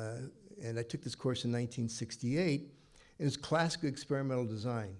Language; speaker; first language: English; native; English